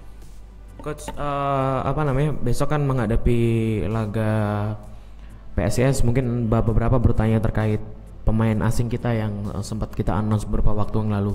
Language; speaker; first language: Indonesian; native; Indonesian